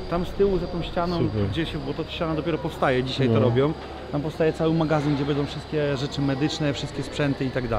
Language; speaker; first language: Polish; native; Polish